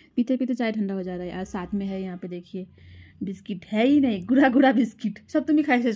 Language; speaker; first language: Hindi; non-native, local second language; Nepali